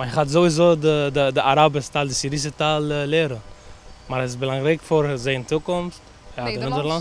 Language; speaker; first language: Dutch; non-native, learner; Arabic